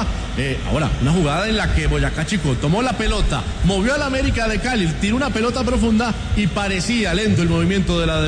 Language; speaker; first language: Spanish; native; Spanish